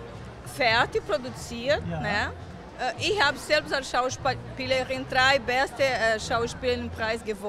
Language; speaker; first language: German; non-native, fluent; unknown